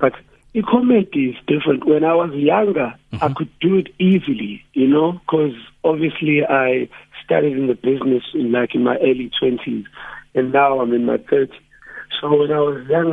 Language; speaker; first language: English; non-native, local second language; Zulu